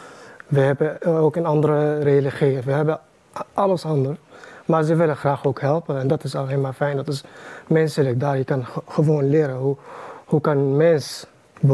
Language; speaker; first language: Dutch; non-native, learner; Arabic